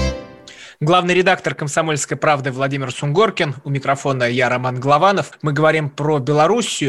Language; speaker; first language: Russian; native; Russian